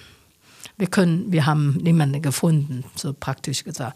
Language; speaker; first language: German; non-native, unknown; Chinese